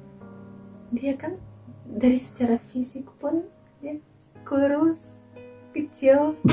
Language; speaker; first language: Indonesian; non-native, fluent; Russian